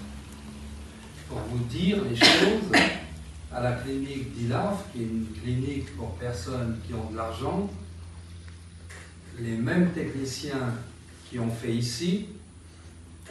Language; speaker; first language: French; native; French